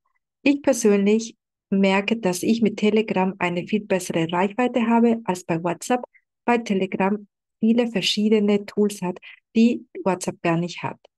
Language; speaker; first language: German; non-native, fluent; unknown